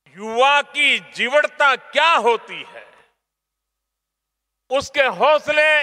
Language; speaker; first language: Hindi; non-native, local second language; Gujarati